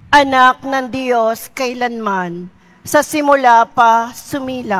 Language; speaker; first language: Filipino; native; Filipino